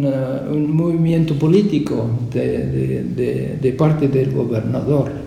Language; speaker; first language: Spanish; non-native, fluent; English